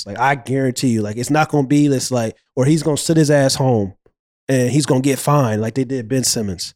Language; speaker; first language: English; native; English